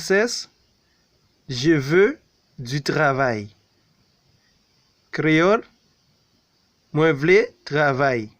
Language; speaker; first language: French; non-native, learner; Haitian Creole